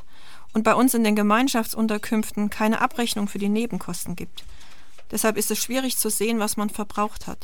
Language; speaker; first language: German; native; German